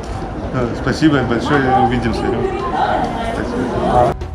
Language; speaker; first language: Russian; non-native, learner; Serbian